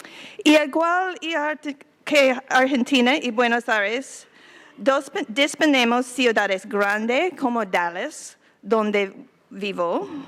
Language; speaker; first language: Spanish; non-native, learner; English